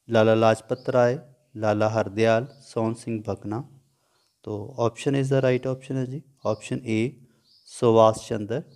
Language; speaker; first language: Hindi; non-native, local second language; Punjabi